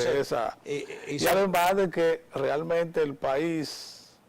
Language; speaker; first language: Spanish; native; Spanish